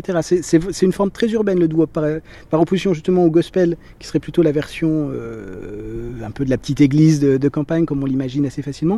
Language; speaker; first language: French; native; French